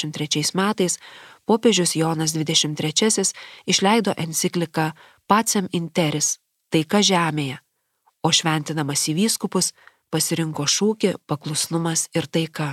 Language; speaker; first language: Lithuanian; native; Lithuanian